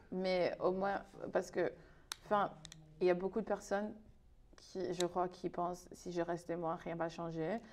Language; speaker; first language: French; non-native, fluent; English